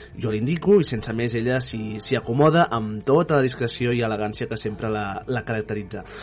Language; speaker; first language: Catalan; native; Catalan